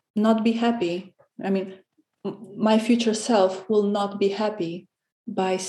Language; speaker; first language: English; non-native, fluent; Romanian